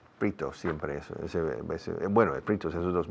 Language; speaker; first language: Spanish; non-native, fluent; English